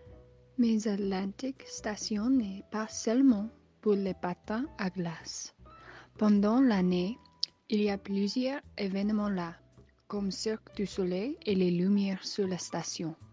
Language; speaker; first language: French; non-native, learner; English